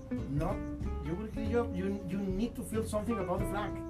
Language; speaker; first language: English; non-native, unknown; Spanish